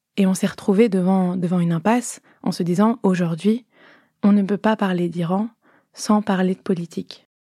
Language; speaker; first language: French; native; French